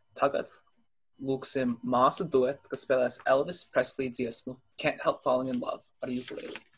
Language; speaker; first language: Latvian; early bilingual, heritage; Latvian